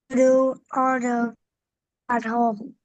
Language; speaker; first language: English; non-native, learner; Vietnamese